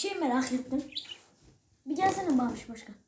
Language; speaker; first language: Turkish; native; Turkish